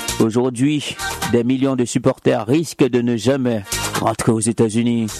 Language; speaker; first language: French; non-native, local second language; Haitian Creole